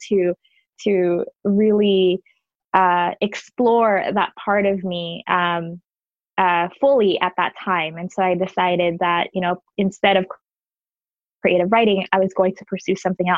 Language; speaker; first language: English; non-native, local second language; Filipino